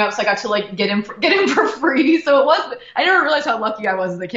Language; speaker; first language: English; native; English